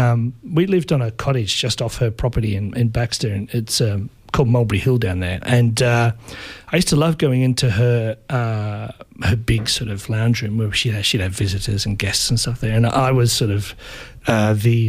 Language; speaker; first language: English; native; English